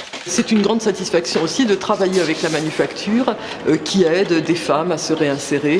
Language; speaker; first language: French; native; French